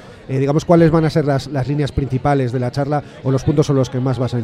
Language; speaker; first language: Spanish; native; Spanish